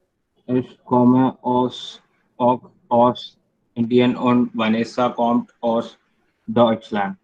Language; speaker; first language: German; non-native, learner; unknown